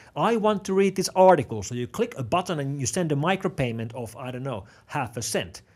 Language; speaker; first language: English; non-native, fluent; Finnish